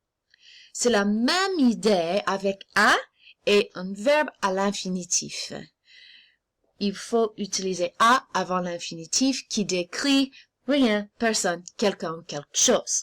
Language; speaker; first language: French; non-native, fluent; English